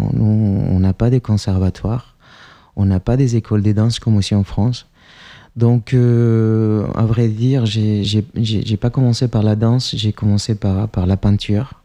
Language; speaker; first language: French; non-native, fluent; Spanish